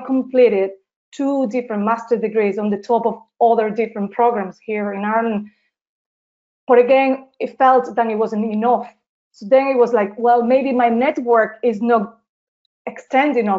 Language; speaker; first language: English; non-native, fluent; Spanish